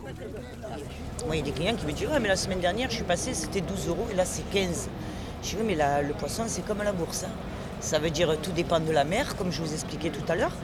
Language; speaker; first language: French; native; French